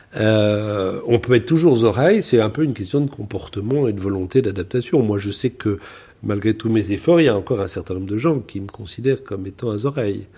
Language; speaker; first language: French; native; French